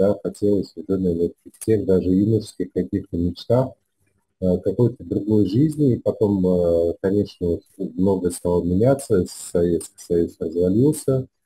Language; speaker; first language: Russian; native; Russian